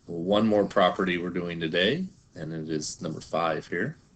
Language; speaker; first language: English; native; English